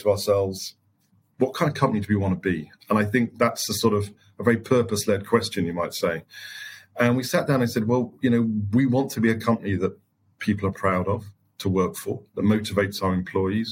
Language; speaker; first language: English; native; English